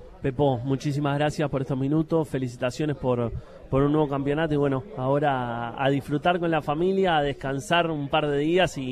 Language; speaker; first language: Spanish; native; Spanish